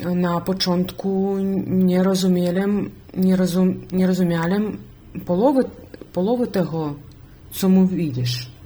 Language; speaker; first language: Polish; non-native, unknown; Belarusian